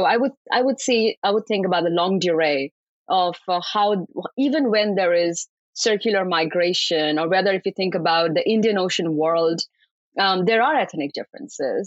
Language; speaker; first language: English; non-native, local second language; Bangla